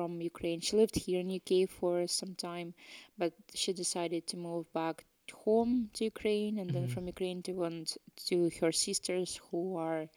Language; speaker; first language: English; non-native, fluent; Ukrainian